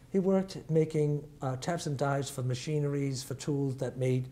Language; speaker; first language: English; early bilingual, other home language; Italian